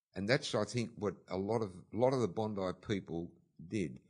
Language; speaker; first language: English; native; English